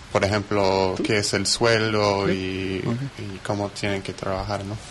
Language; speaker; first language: Spanish; non-native, fluent; English